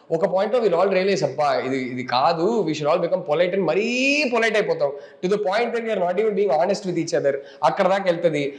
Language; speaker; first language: Telugu; non-native, local second language; Tamil